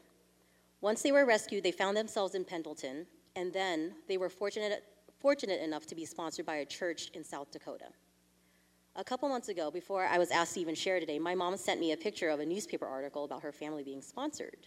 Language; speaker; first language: English; early bilingual, other home language; Vietnamese